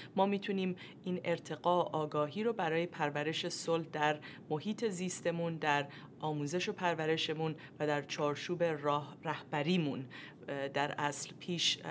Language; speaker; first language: Persian; native; Persian